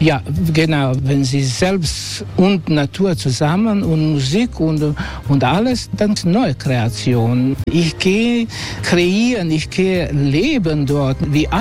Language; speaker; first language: German; non-native, learner; Croatian